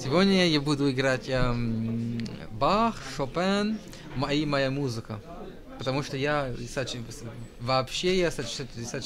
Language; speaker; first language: Russian; non-native, learner; French